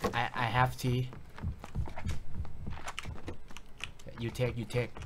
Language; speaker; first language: English; non-native, learner; Thai